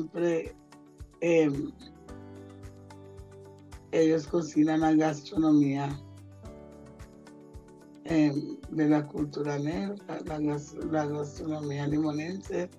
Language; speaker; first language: Spanish; non-native, local second language; Jamaican Creole English